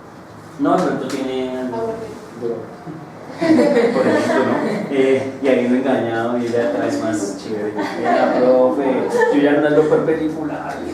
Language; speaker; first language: Spanish; native; Spanish